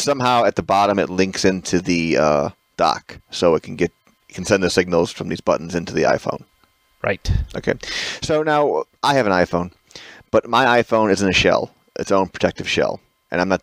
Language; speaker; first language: English; native; English